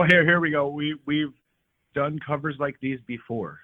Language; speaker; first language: English; native; English